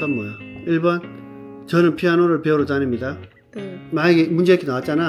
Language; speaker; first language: Korean; native; Korean